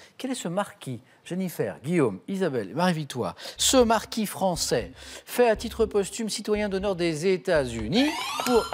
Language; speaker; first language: French; native; French